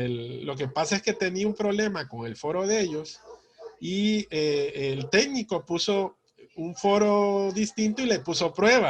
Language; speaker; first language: Spanish; native; Spanish